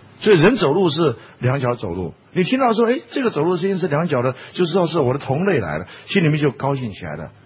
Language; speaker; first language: Chinese; native; Chinese